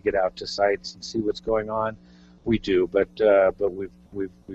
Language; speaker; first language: English; native; English